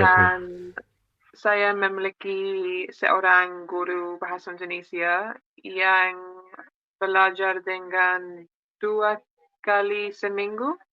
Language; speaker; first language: Indonesian; non-native, learner; English